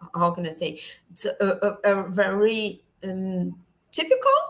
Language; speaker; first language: English; non-native, learner; Portuguese